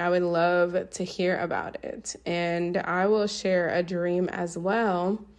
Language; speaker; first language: English; native; English